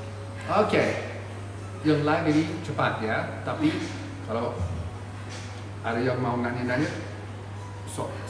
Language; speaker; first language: Indonesian; non-native, fluent; English